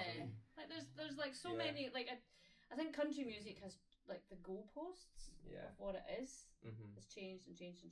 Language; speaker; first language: English; native; English